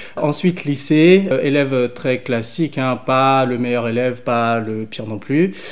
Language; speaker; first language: French; early bilingual, other home language; English